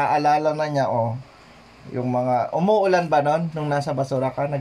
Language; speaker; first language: Filipino; native; Filipino